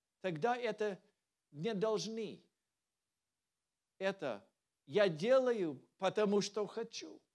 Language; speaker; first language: Russian; non-native, learner; English